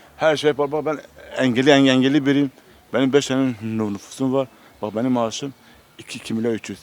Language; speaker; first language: Turkish; non-native, local second language; Kurdish